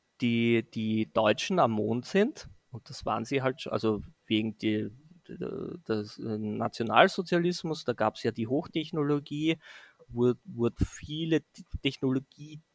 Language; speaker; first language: German; native; German